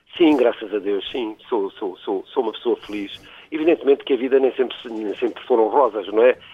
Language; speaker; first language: Portuguese; native; Portuguese